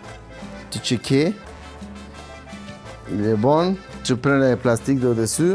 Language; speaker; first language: French; non-native, learner; Spanish